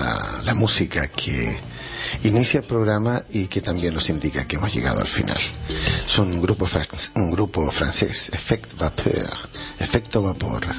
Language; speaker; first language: Spanish; native; Spanish